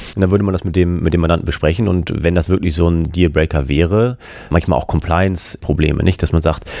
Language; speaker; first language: German; native; German